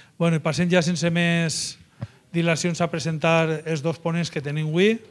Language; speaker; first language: Catalan; native; Catalan